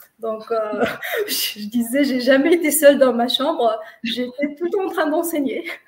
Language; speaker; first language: French; non-native, local second language; Arabic